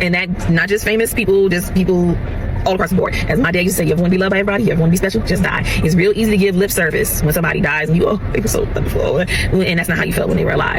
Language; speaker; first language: English; native; English